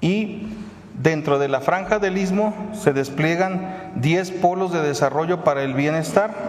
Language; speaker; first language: Spanish; native; Spanish